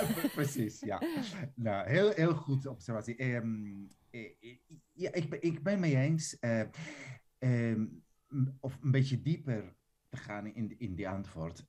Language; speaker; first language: Dutch; non-native, fluent; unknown